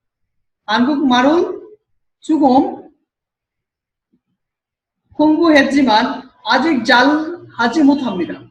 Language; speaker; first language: Korean; non-native, fluent; Bangla